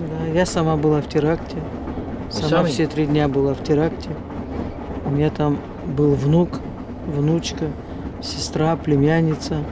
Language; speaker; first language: Russian; native; Russian